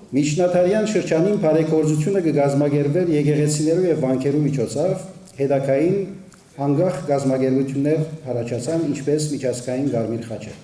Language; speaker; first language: Armenian; early bilingual, heritage; Armenian